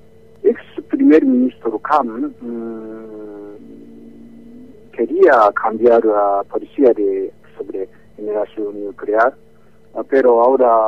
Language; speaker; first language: Spanish; non-native, learner; Japanese